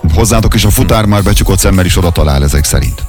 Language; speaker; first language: Hungarian; native; Hungarian